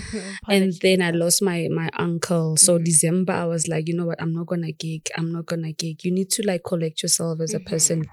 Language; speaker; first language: English; non-native, local second language; Tswana